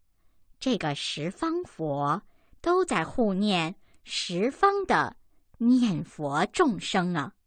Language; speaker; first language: Chinese; native; Chinese